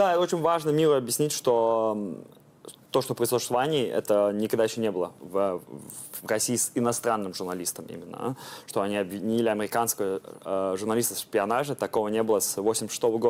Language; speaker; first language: Russian; early bilingual, heritage; Russian